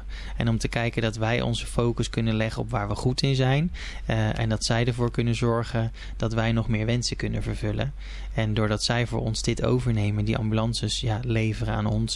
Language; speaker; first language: Dutch; native; Dutch